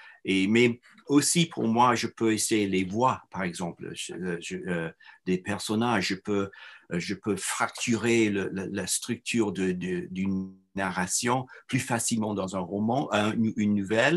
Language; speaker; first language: French; non-native, fluent; English